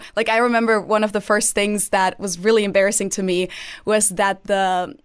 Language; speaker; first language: English; non-native, fluent; German